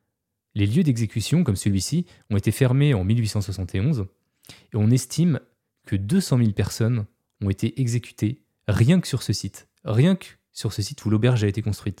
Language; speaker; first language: French; native; French